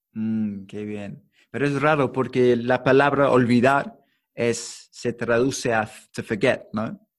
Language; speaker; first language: Spanish; non-native, fluent; English